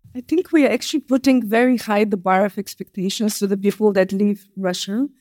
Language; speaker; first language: English; non-native, fluent; Bulgarian